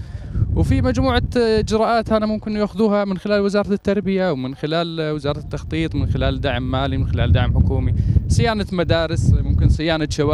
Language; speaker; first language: Arabic; native; Arabic